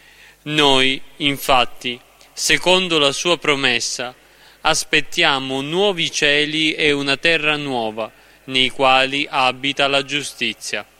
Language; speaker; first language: Italian; native; Italian